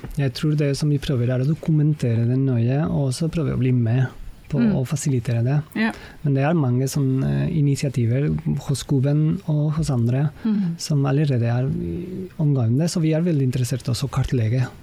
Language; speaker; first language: Norwegian; non-native, fluent; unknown